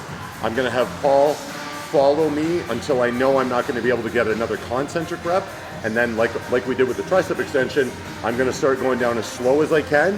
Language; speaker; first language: English; native; English